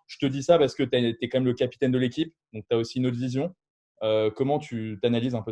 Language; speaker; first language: French; native; French